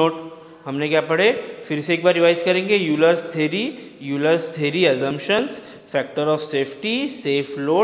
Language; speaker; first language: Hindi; non-native, local second language; Marathi